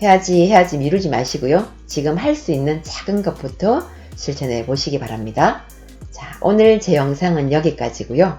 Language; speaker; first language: Korean; native; Korean